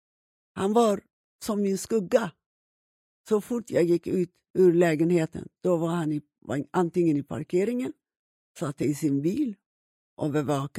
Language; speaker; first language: Swedish; non-native, fluent; Persian